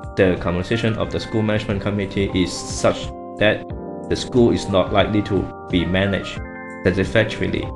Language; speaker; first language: English; non-native, local second language; Cantonese